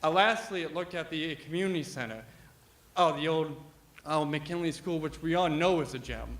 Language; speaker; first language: English; native; English